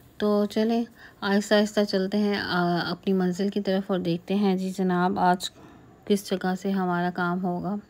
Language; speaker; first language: Urdu; native; Urdu